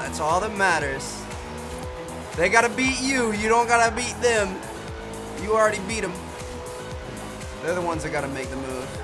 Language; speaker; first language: English; native; English